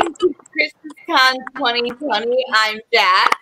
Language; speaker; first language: English; native; English